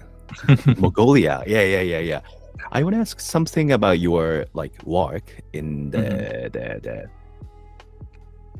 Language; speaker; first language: English; non-native, learner; Japanese